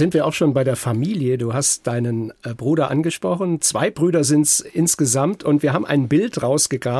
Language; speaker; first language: German; native; German